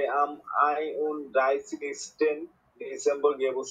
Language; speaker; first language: German; non-native, learner; Bangla